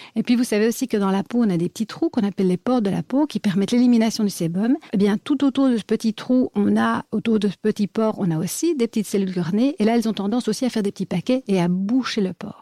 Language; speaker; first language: French; native; French